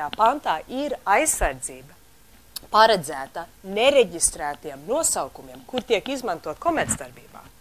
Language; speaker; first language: Latvian; early bilingual, heritage; Latvian